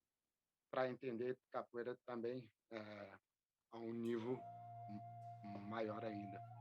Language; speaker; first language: Portuguese; non-native, fluent; French